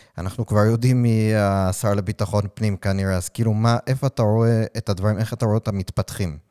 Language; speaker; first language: Hebrew; native; Hebrew